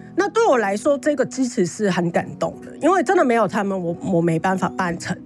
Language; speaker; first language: Chinese; non-native, fluent; Cantonese